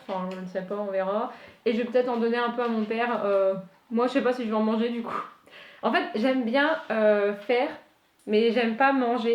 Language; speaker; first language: French; native; French